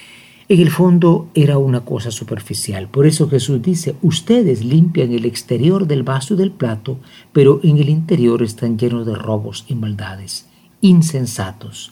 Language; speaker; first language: Spanish; native; Spanish